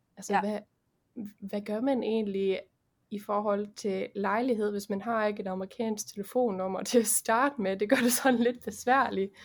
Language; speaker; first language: Danish; early bilingual, heritage; Danish